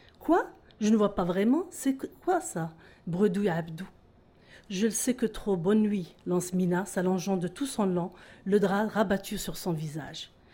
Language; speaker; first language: French; non-native, local second language; Arabic